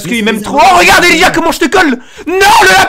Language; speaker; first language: French; native; French